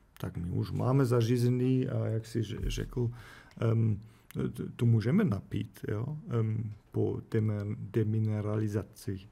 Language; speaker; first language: Czech; non-native, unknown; German